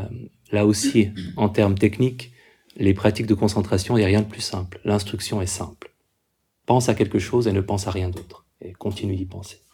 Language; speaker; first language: French; native; French